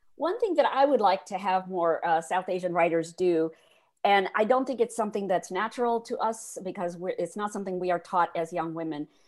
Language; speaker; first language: English; early bilingual, other home language; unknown